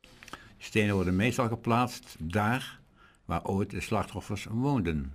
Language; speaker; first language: Dutch; native; Dutch